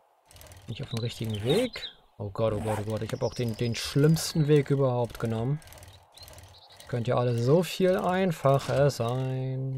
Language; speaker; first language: German; native; German